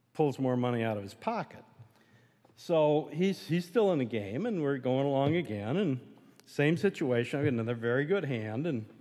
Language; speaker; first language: English; native; English